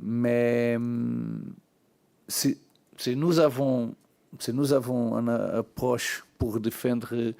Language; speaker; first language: French; non-native, learner; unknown